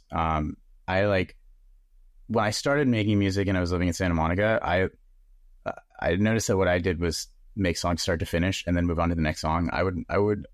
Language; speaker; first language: English; native; English